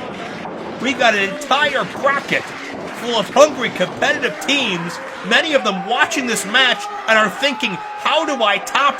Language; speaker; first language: English; native; English